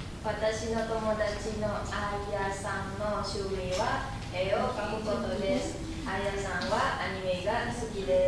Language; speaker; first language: Japanese; non-native, learner; Indonesian